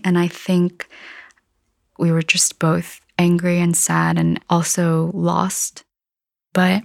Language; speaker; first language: English; native; English